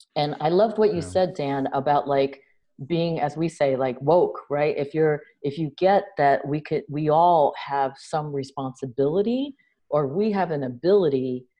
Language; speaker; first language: English; native; English